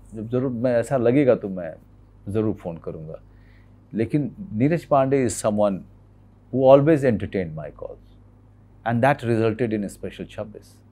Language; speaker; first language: Hindi; native; Hindi